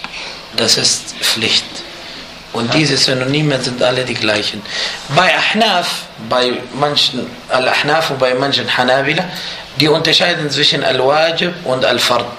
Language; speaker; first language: German; non-native, fluent; Arabic